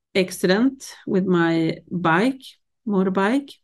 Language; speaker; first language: English; non-native, fluent; Swedish